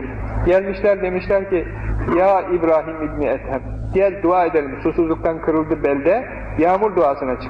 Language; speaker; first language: Turkish; native; Turkish